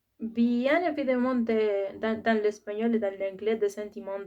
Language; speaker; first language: French; non-native, learner; Spanish